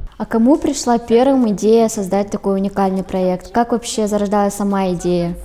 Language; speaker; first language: Russian; native; Russian